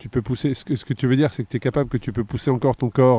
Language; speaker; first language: French; native; French